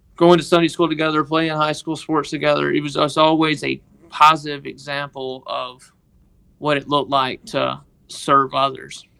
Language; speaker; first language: English; native; English